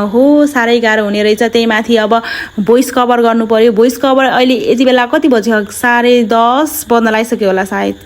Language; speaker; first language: Nepali; non-native, local second language; Dangaura Tharu